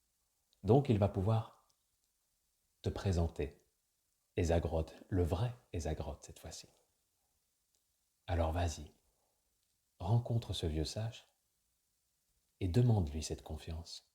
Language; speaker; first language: French; native; French